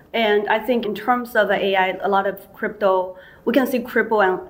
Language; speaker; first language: English; non-native, fluent; Chinese